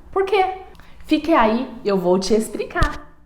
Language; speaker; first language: Portuguese; non-native, learner; Chinese